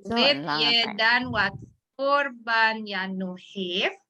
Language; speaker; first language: Dutch; non-native, learner; Indonesian